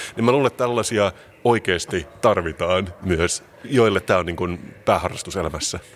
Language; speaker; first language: Finnish; non-native, local second language; Swedish